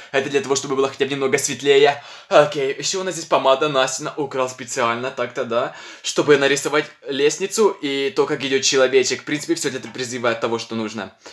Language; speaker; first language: Russian; non-native, local second language; Ukrainian